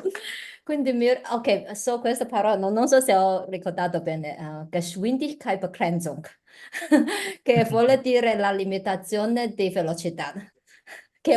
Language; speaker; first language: Italian; non-native, learner; Chinese